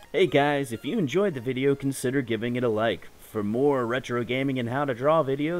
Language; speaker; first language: English; native; English